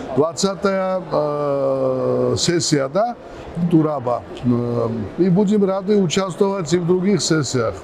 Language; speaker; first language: Russian; non-native, local second language; Georgian